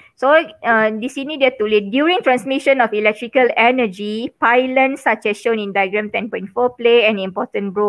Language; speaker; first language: English; non-native, local second language; Malay